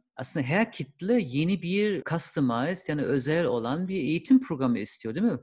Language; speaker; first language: Turkish; non-native, fluent; German